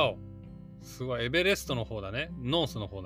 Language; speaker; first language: Japanese; native; Japanese